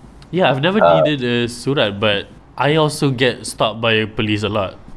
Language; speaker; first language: English; non-native, local second language; Malay